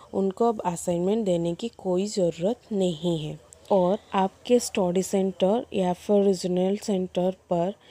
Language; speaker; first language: Hindi; non-native, local second language; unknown